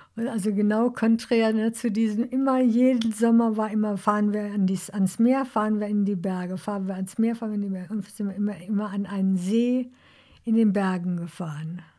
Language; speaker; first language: German; native; German